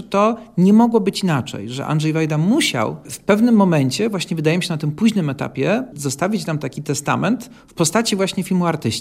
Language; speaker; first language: Polish; native; Polish